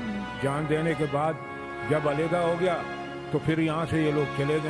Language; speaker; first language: Hindi; non-native, local second language; Bangla